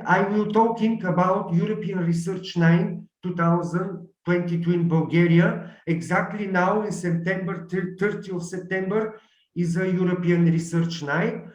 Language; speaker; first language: English; non-native, learner; Bulgarian